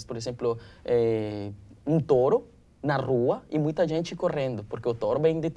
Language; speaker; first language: Portuguese; non-native, learner; Spanish